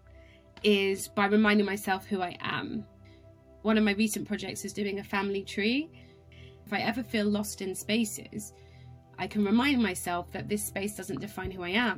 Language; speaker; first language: English; native; English